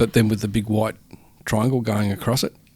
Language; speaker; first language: English; native; English